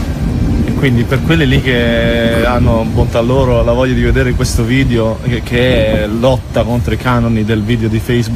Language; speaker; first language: Italian; native; Italian